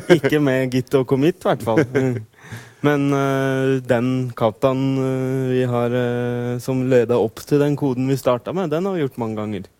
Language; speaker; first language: Norwegian; native; Norwegian